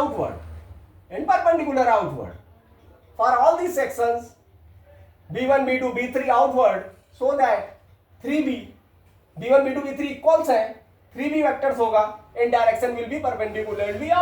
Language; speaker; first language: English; non-native, local second language; Hindi